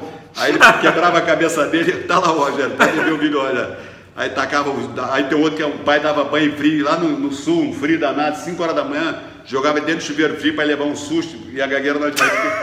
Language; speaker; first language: Portuguese; native; Portuguese